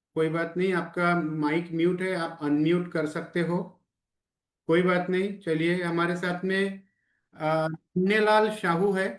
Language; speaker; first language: Hindi; non-native, local second language; Marathi